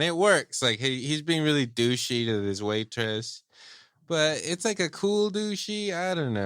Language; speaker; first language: English; native; English